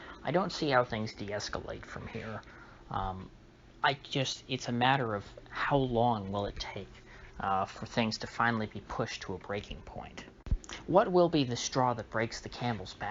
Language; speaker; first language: English; native; English